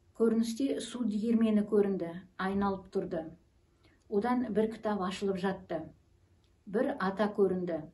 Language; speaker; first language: Kazakh; native; Kazakh